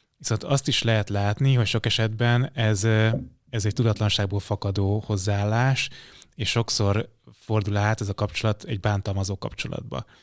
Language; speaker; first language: Hungarian; native; Hungarian